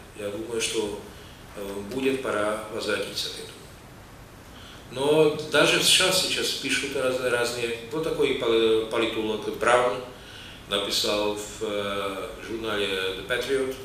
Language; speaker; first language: Russian; non-native, fluent; Czech